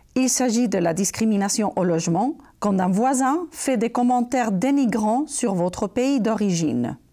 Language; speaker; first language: French; non-native, fluent; Spanish